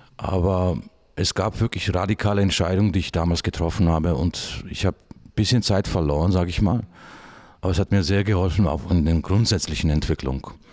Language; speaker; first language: German; early bilingual, other home language; Georgian